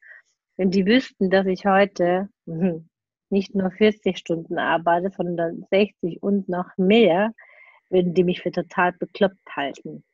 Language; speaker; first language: German; native; German